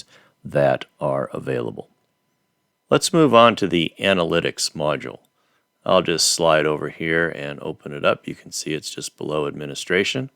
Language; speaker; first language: English; native; English